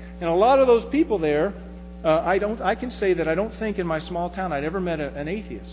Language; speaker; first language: English; native; English